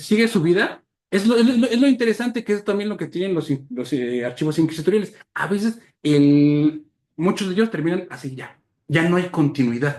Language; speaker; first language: Spanish; native; Spanish